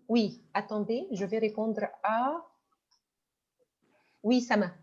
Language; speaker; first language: French; non-native, fluent; Arabic